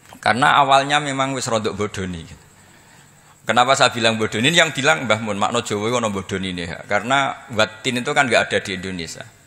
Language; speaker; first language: Indonesian; non-native, local second language; Javanese